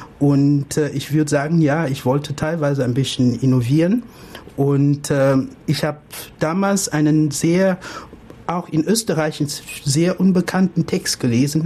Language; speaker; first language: German; non-native, fluent; French